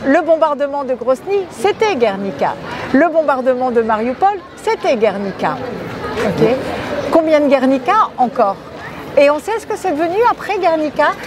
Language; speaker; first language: French; non-native, fluent; Spanish